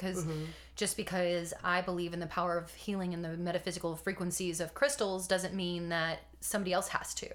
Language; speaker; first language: English; native; English